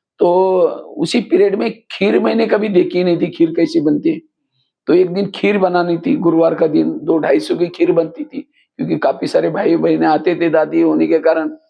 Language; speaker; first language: Hindi; non-native, local second language; Marathi